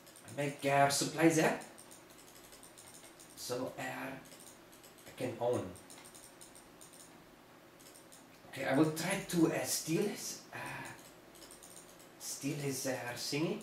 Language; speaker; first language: English; non-native, learner; German